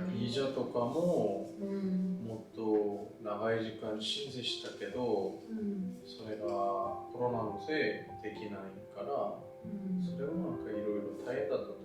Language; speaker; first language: Japanese; non-native, learner; Korean